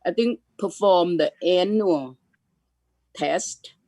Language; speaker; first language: English; non-native, fluent; Thai